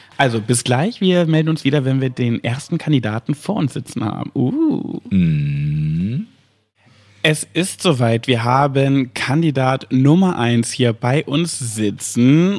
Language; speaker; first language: German; native; German